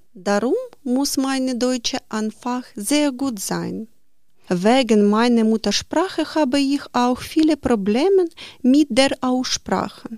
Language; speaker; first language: German; non-native, learner; Ukrainian